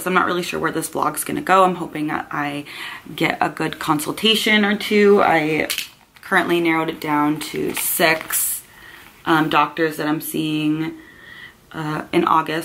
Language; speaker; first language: English; native; English